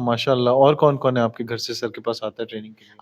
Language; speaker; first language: Urdu; native; Urdu